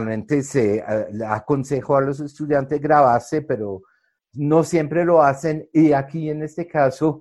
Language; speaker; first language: Spanish; non-native, fluent; French